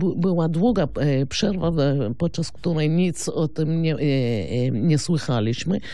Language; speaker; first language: Polish; non-native, fluent; Lithuanian